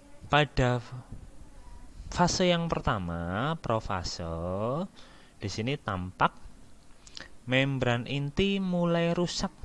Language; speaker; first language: Indonesian; native; Indonesian